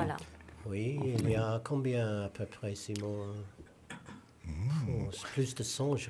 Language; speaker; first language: French; non-native, learner; English